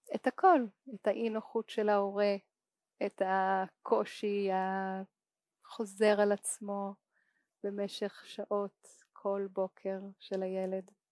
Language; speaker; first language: Hebrew; native; Hebrew